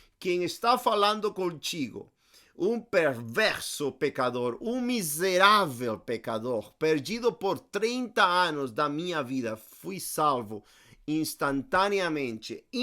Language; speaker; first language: Portuguese; non-native, fluent; Spanish